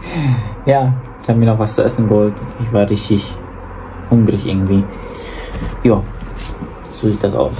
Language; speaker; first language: German; early bilingual, other home language; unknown